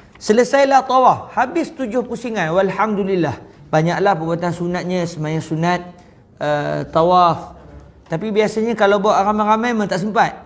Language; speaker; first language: Malay; native; Malay